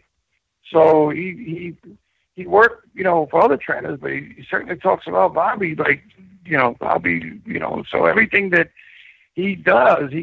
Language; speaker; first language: English; native; English